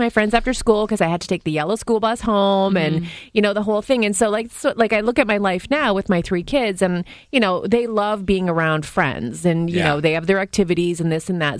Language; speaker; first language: English; native; English